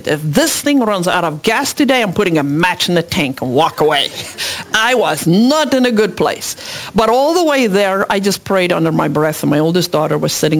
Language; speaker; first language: English; non-native, local second language; Afrikaans